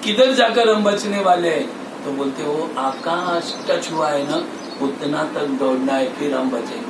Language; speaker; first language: Hindi; non-native, local second language; Marathi